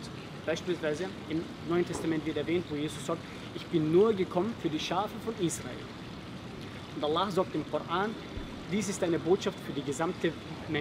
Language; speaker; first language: German; early bilingual, other home language; Bosnian